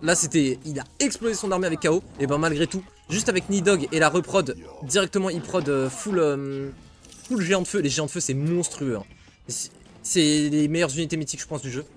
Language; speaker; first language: French; native; French